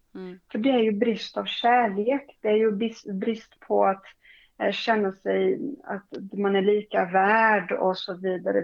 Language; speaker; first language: Swedish; non-native, fluent; Portuguese